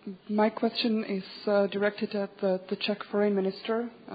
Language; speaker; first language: English; non-native, fluent; Czech